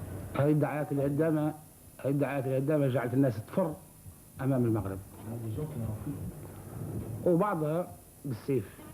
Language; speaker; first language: Arabic; native; Arabic